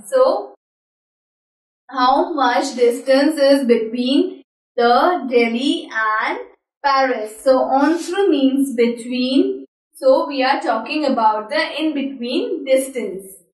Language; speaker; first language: English; non-native, local second language; Hindi